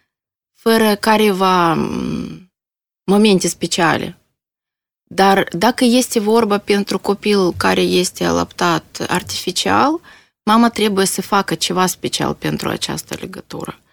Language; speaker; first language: Romanian; non-native, local second language; Russian